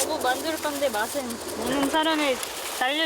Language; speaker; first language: Korean; non-native, fluent; French